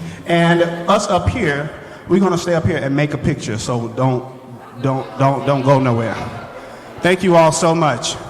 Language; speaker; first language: English; native; English